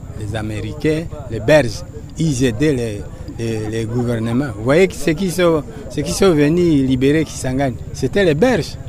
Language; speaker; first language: French; non-native, local second language; Swahili